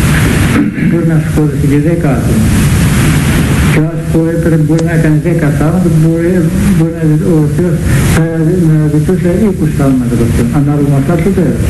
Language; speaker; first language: Greek; native; Greek